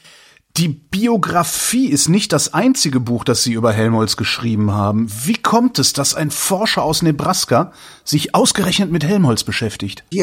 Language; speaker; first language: German; native; German